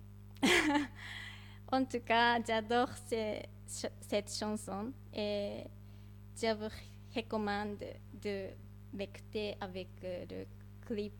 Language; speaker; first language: French; non-native, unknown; Japanese